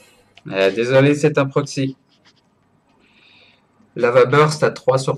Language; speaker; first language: French; native; French